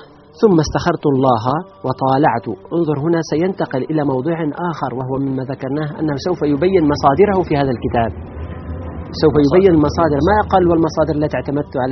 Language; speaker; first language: Arabic; native; Arabic